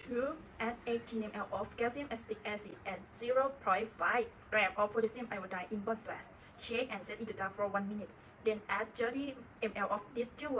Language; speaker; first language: English; non-native, learner; Thai